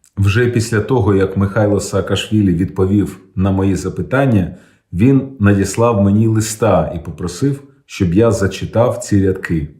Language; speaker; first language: Ukrainian; native; Ukrainian